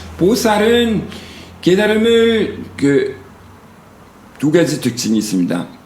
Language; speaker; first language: Korean; non-native, fluent; French